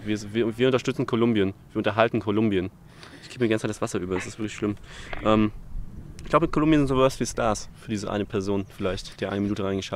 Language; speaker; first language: German; native; German